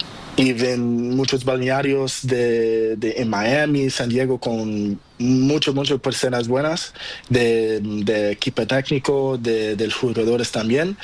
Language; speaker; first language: Spanish; non-native, learner; Portuguese